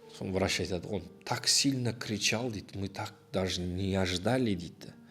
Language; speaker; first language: Russian; non-native, local second language; Kazakh